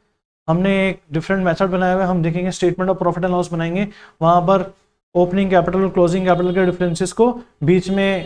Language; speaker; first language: Hindi; native; Hindi